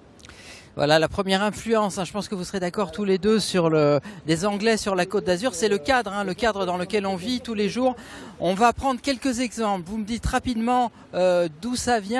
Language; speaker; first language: French; native; French